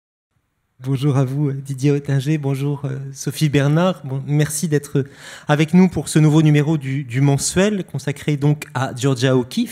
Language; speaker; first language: French; native; French